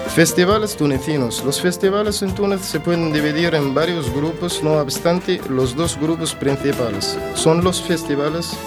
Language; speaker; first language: Spanish; non-native, fluent; Arabic